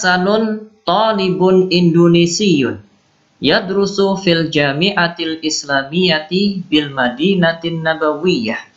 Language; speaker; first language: Arabic; non-native, fluent; Indonesian